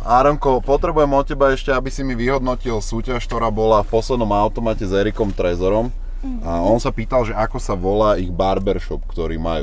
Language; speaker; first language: Slovak; native; Slovak